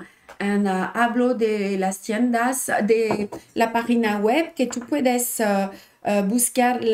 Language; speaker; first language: Spanish; non-native, learner; French